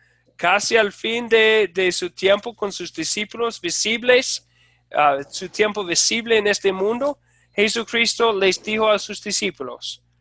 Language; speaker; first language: Spanish; non-native, fluent; English